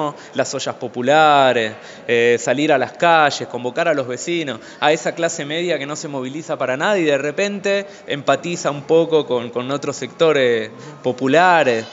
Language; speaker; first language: Spanish; native; Spanish